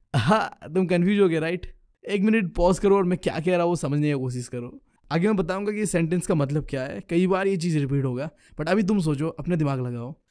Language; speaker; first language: Hindi; non-native, local second language; Bangla